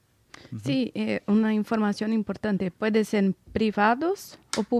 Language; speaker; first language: Spanish; non-native, learner; Portuguese